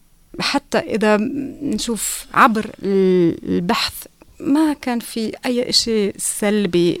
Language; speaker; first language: Arabic; non-native, fluent; German